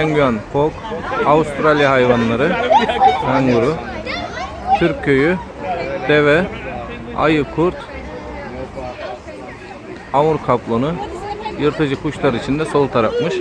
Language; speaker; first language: Turkish; native; Turkish